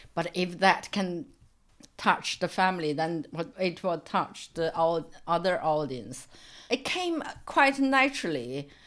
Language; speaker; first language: English; non-native, fluent; Chinese